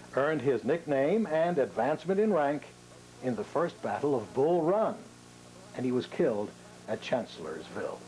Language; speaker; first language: English; native; English